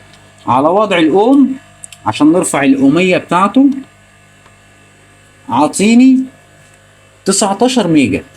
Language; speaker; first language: Arabic; native; Arabic